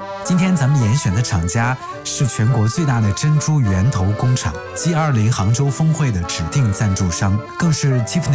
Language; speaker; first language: Chinese; native; Chinese